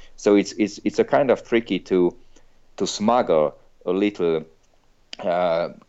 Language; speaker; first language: English; non-native, fluent; Hungarian